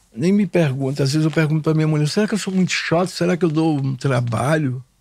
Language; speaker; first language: Portuguese; native; Portuguese